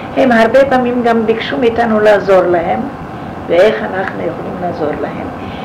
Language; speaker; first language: Hebrew; non-native, fluent; Yiddish